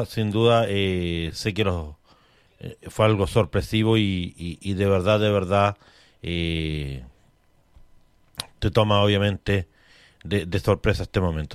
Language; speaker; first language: Spanish; native; Spanish